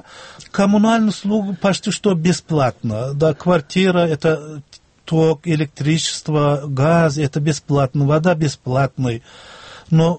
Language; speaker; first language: Russian; non-native, local second language; Turkmen